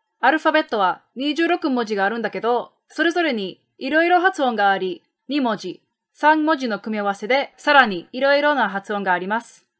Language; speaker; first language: Japanese; native; Japanese